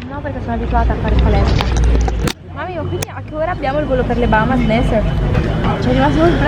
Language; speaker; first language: Italian; early bilingual, other home language; Albanian